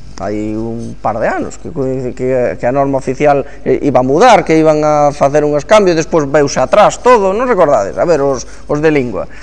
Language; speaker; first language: Galician; native; Galician